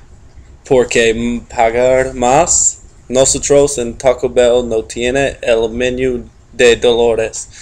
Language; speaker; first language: Spanish; non-native, learner; English